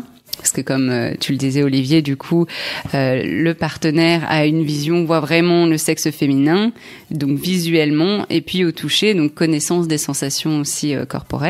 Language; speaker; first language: French; native; French